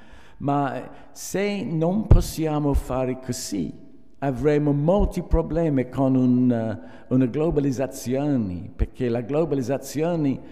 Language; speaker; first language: Italian; non-native, fluent; English